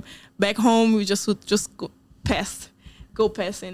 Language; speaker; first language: English; non-native, fluent; Portuguese